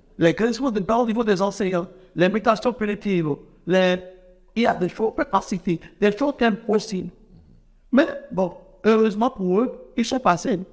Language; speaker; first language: French; non-native, local second language; Fon